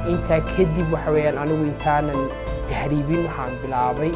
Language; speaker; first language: German; non-native, fluent; Somali